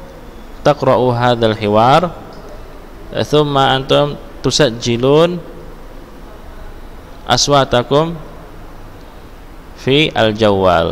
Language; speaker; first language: Arabic; non-native, fluent; Indonesian